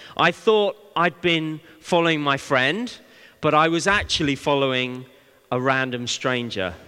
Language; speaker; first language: English; native; English